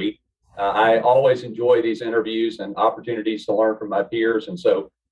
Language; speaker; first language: English; native; English